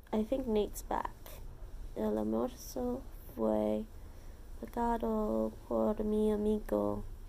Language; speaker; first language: Spanish; non-native, learner; English